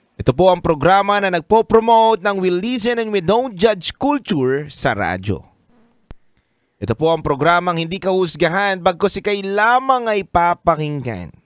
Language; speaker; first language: Filipino; native; Filipino